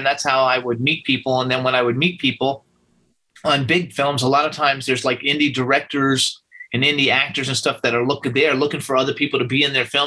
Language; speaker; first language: English; native; English